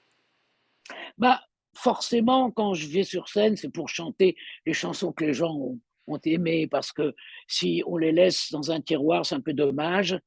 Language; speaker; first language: French; native; French